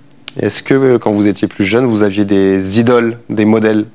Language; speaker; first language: French; native; French